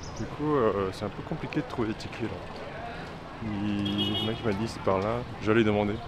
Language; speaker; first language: French; early bilingual, other home language; Chinese